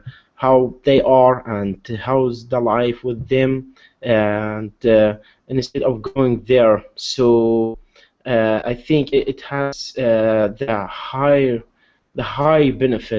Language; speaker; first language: English; non-native, learner; Arabic